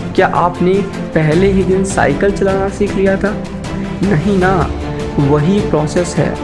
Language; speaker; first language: Hindi; native; Hindi